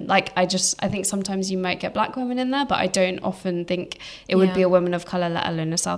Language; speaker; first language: English; native; English